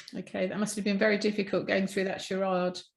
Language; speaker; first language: English; native; English